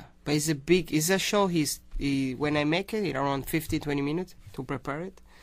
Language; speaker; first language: English; non-native, learner; Italian